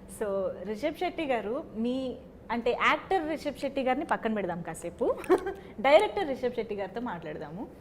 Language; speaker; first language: Telugu; native; Telugu